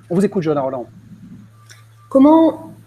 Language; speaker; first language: French; native; French